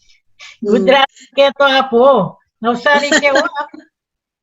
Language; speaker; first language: Hindi; non-native, local second language; Gujarati